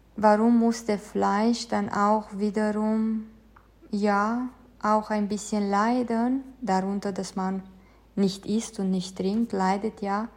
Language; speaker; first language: German; non-native, fluent; Romanian